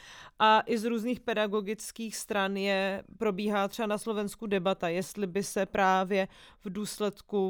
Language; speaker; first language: Czech; native; Czech